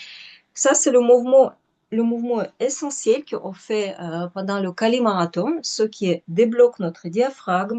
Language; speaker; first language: French; non-native, fluent; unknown